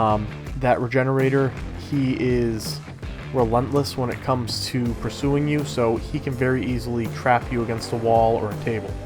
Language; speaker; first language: English; native; English